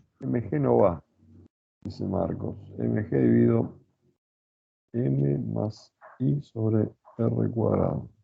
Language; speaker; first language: Spanish; native; Spanish